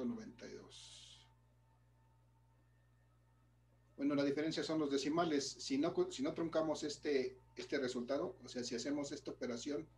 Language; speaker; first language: Spanish; native; Spanish